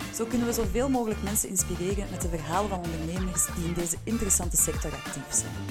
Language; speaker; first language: Dutch; native; Dutch